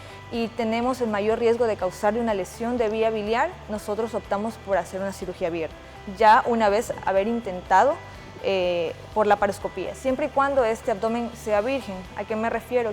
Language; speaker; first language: Spanish; native; Spanish